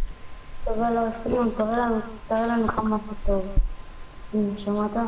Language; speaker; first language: Hebrew; native; Hebrew